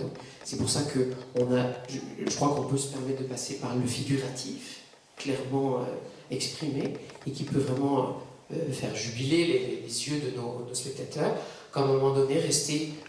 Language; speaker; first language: French; native; French